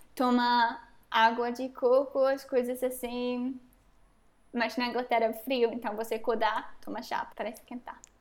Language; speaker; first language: Portuguese; non-native, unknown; English